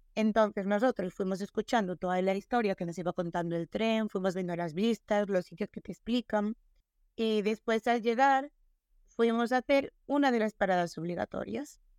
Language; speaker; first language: Spanish; non-native, local second language; Galician